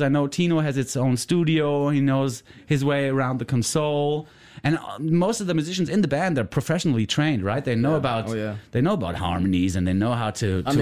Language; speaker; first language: English; non-native, fluent; German